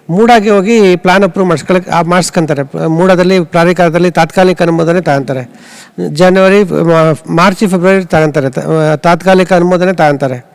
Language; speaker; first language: Kannada; native; Kannada